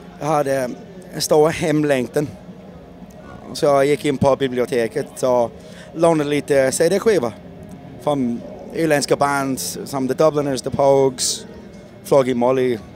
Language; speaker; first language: Swedish; non-native, fluent; English